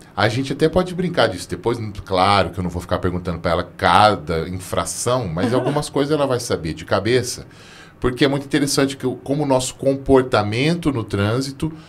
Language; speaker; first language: Portuguese; native; Portuguese